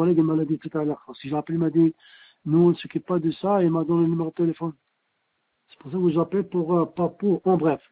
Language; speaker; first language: French; non-native, fluent; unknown